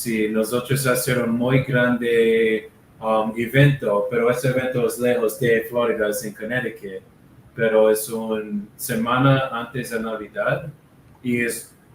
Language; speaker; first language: Spanish; non-native, learner; English